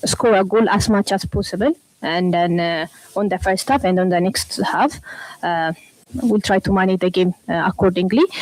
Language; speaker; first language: English; non-native, local second language; Amharic